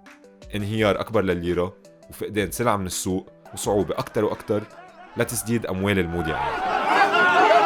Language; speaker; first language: Arabic; native; Arabic